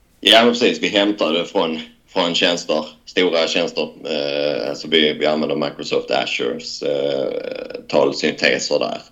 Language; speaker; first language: Swedish; native; Swedish